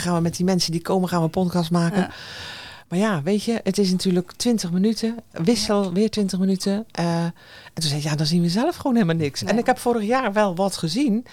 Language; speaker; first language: Dutch; native; Dutch